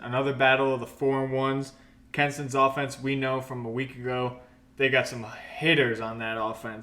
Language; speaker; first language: English; native; English